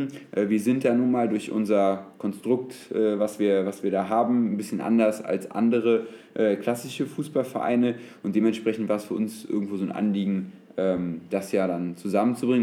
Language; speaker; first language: German; native; German